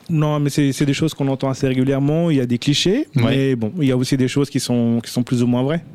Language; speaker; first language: French; early bilingual, other home language; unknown